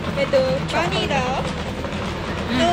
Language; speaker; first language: Japanese; native; Japanese